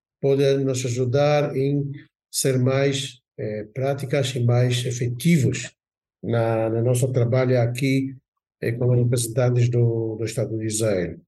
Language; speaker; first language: Portuguese; non-native, fluent; Hebrew